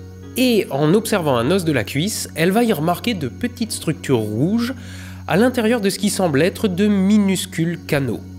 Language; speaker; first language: French; native; French